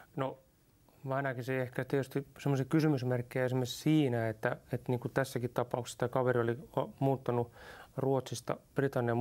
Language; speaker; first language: Finnish; native; Finnish